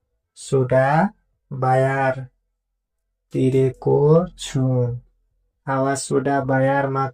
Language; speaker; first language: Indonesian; non-native, fluent; Nepali